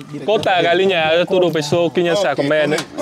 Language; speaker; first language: Portuguese; non-native, learner; Vietnamese